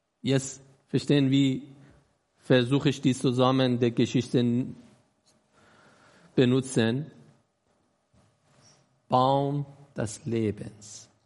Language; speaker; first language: German; non-native, learner; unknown